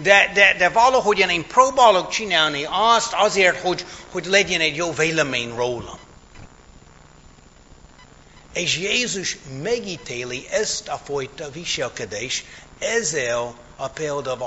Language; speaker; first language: Hungarian; non-native, fluent; English